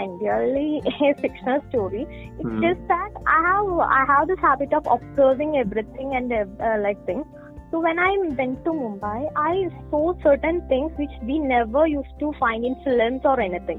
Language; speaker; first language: English; non-native, local second language; Malayalam